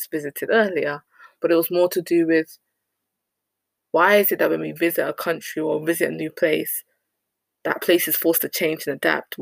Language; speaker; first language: English; native; English